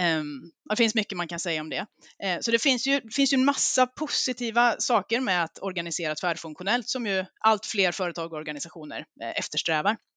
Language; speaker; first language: Swedish; native; Swedish